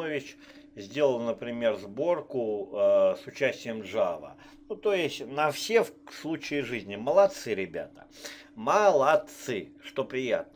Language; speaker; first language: Russian; native; Russian